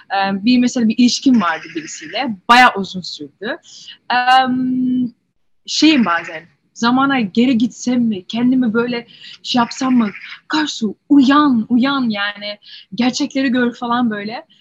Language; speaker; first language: Turkish; early bilingual, heritage; Turkish